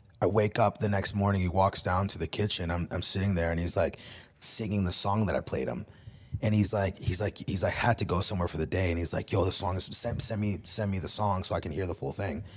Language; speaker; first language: English; early bilingual, other home language; Spanish